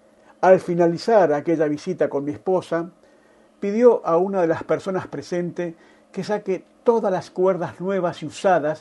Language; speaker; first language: Spanish; native; Spanish